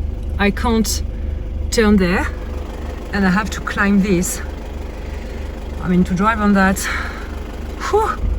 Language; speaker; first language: English; non-native, fluent; French